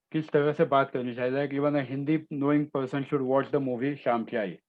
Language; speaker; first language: Hindi; non-native, local second language; Marathi